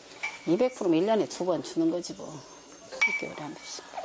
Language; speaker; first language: Korean; native; Korean